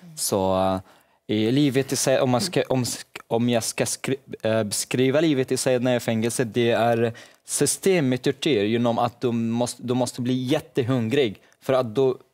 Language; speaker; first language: Swedish; non-native, learner; Arabic